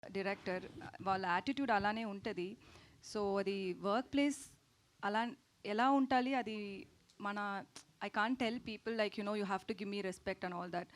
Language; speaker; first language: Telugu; non-native, learner; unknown